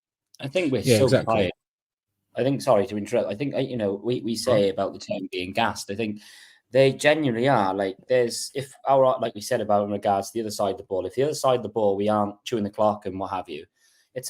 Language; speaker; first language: English; native; English